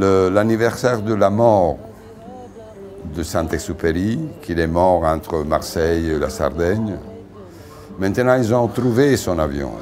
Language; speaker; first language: French; non-native, fluent; Italian